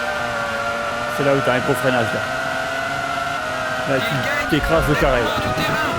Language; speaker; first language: French; native; French